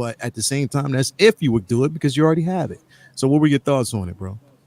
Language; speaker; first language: English; native; English